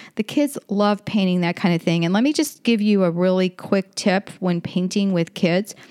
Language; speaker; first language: English; native; English